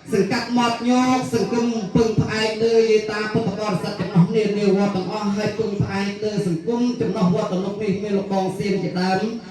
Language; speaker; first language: Khmer; native; Khmer